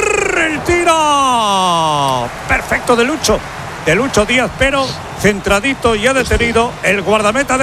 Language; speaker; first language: Spanish; native; Spanish